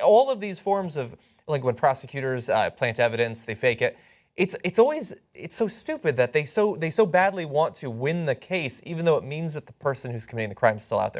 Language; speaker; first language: English; native; English